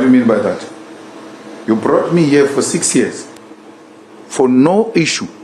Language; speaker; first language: English; non-native, local second language; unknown